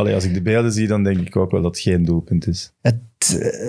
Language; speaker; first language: Dutch; native; Dutch